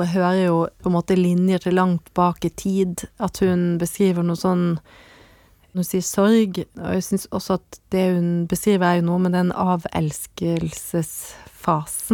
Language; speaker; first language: Norwegian; native; Norwegian